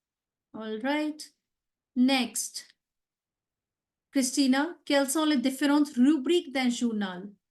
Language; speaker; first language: French; non-native, fluent; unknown